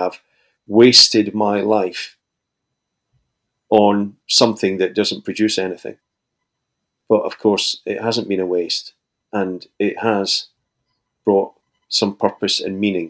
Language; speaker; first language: English; native; English